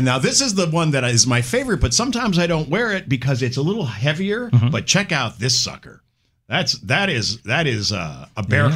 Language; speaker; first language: English; native; English